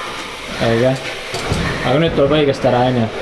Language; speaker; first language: Estonian; native; Estonian